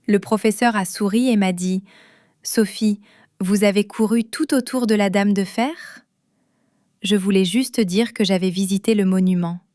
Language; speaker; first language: French; non-native, fluent; English